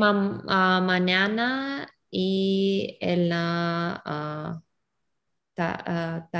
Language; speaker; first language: Spanish; non-native, learner; Russian